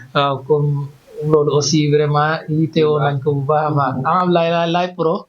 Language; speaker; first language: Wolof; native; Wolof